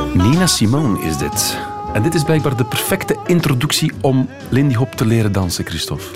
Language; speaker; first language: Dutch; native; Dutch